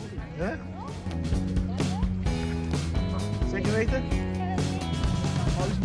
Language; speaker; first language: Dutch; non-native, fluent; Indonesian